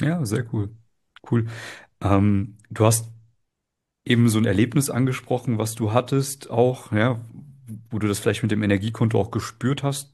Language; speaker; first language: German; native; German